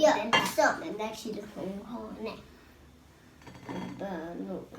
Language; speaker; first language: Swedish; early bilingual, other home language; Thai